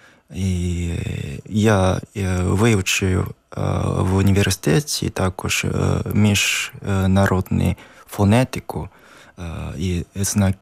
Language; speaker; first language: Ukrainian; non-native, learner; Japanese